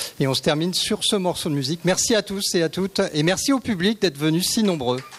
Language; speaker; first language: French; native; French